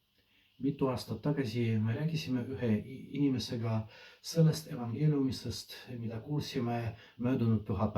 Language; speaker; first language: Estonian; non-native, fluent; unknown